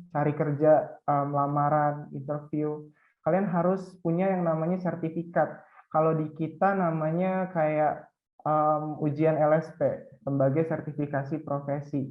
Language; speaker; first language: Indonesian; native; Indonesian